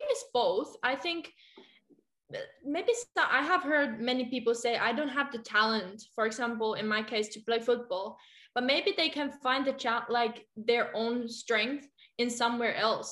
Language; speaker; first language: English; non-native, fluent; Finnish